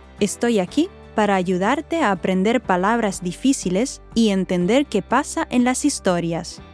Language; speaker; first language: Spanish; non-native, fluent; Italian